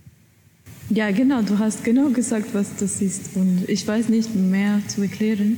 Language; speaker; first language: German; non-native, learner; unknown